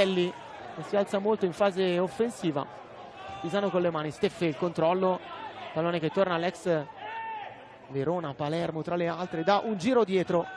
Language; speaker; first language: Italian; native; Italian